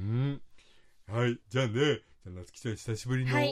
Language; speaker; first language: Japanese; native; Japanese